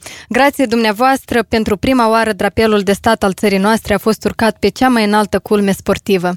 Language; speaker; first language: Romanian; native; Romanian